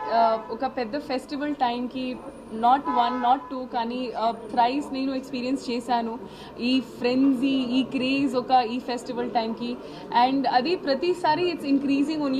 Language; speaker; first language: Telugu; non-native, local second language; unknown